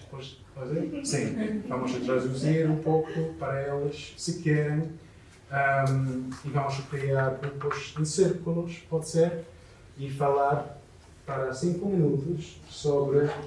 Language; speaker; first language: Portuguese; non-native, learner; English